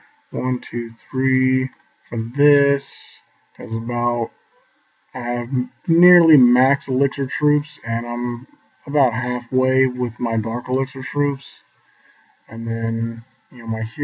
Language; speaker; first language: English; native; English